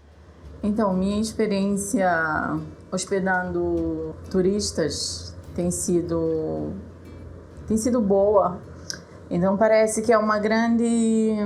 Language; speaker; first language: Portuguese; non-native, local second language; Kabuverdianu